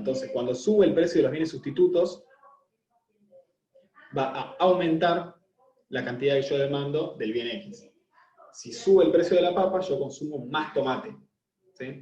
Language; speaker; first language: Spanish; native; Spanish